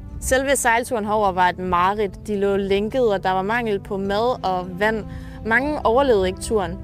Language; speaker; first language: Danish; native; Danish